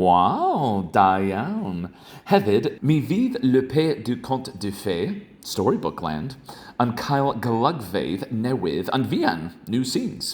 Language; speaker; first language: Welsh; non-native, learner; English